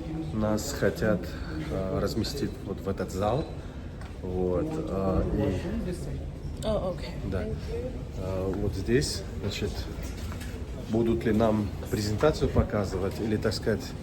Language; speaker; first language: Russian; non-native, fluent; Tajik